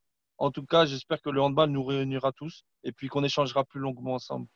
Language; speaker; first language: French; non-native, fluent; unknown